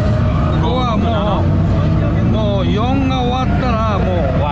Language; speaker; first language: Japanese; native; Japanese